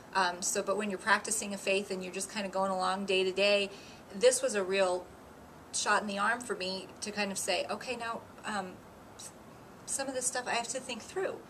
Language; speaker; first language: English; native; English